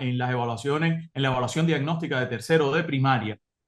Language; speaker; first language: Spanish; native; Spanish